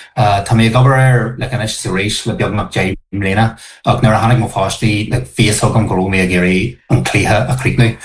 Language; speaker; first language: Irish; non-native, local second language; English